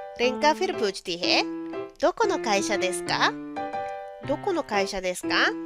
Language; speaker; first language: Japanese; non-native, fluent; Hindi